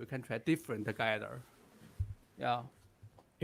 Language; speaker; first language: English; non-native, learner; Chinese